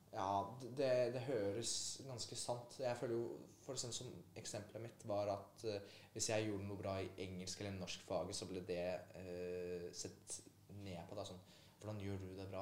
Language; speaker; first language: Norwegian; early bilingual, other home language; Polish